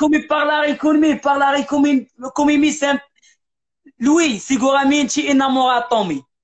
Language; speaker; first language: Italian; non-native, learner; Arabic